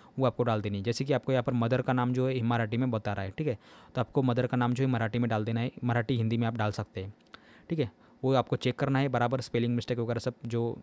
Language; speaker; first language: Hindi; non-native, local second language; Marathi